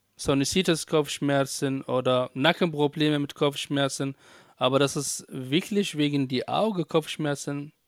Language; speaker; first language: German; non-native, fluent; Arabic